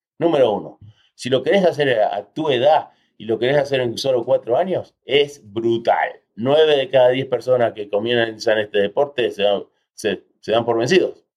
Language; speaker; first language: Spanish; early bilingual, heritage; Spanish